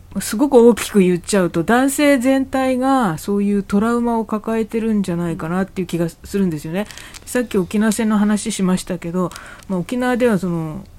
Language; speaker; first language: Japanese; native; Japanese